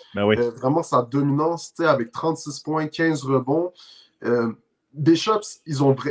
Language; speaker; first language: French; native; French